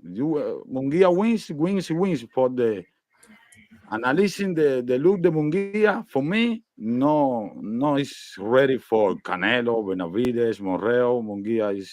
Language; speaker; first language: English; non-native, learner; Spanish